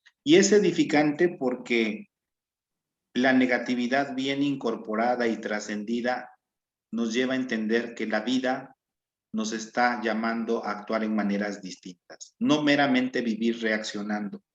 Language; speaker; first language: Spanish; native; Spanish